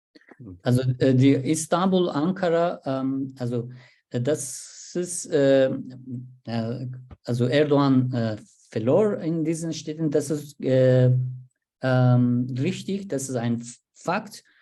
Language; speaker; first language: German; non-native, learner; Turkish